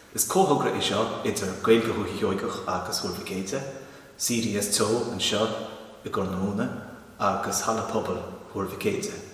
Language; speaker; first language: Irish; native; Irish